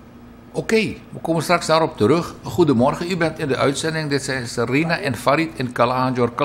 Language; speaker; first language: Dutch; native; Dutch